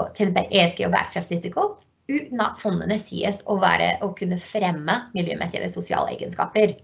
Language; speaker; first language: Norwegian; non-native, fluent; English